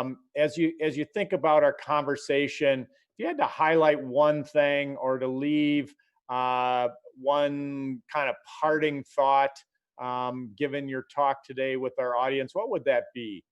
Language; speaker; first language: English; native; English